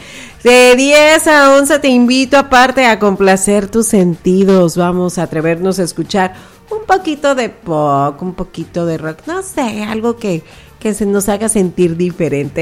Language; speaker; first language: Spanish; native; Spanish